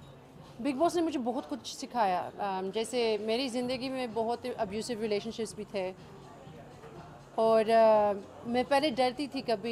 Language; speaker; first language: Hindi; early bilingual, heritage; English